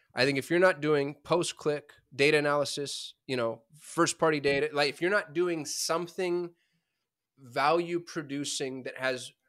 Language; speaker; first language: English; early bilingual, other home language; Urdu